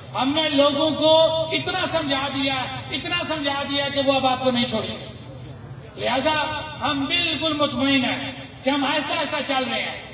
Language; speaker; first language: Urdu; non-native, local second language; Pahari-Potwari